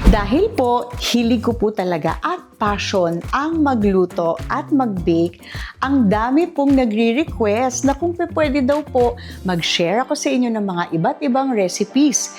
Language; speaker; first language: Filipino; non-native, local second language; Iloko